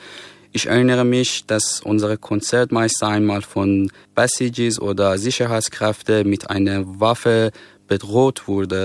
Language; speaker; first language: German; non-native, fluent; Persian